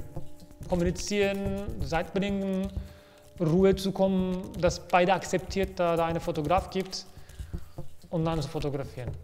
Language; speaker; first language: German; non-native, fluent; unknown